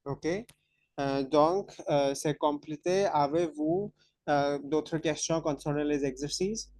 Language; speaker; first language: French; non-native, fluent; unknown